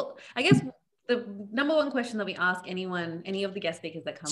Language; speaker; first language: English; native; English